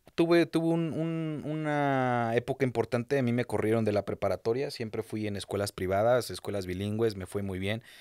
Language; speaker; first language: Spanish; native; Spanish